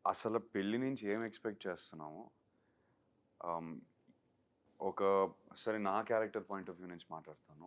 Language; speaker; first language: Telugu; native; Telugu